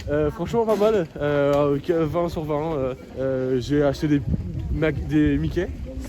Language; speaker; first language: French; native; French